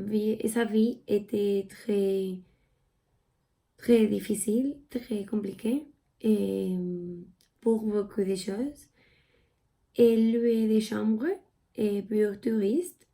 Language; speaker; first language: French; non-native, learner; Spanish